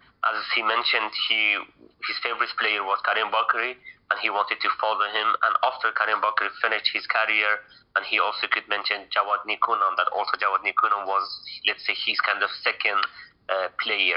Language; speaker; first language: English; non-native, fluent; Persian